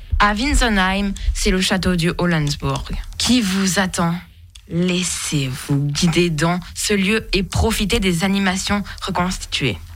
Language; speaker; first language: French; native; French